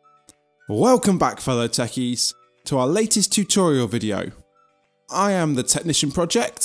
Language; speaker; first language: English; native; English